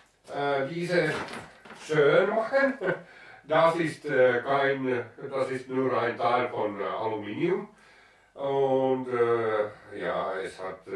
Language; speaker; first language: German; non-native, learner; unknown